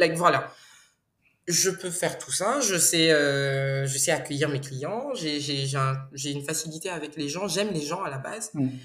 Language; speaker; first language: French; non-native, local second language; Bambara